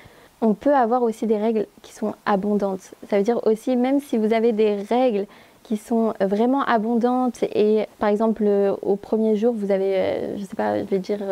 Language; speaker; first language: French; native; French